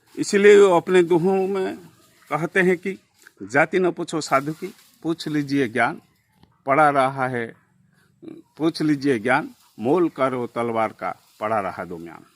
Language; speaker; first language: Hindi; non-native, local second language; Odia